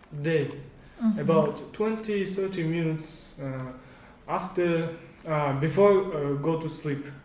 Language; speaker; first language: English; non-native, learner; Kazakh